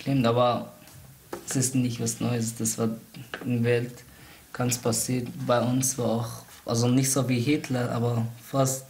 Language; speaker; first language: German; non-native, learner; Somali